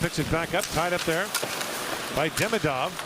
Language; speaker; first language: English; native; English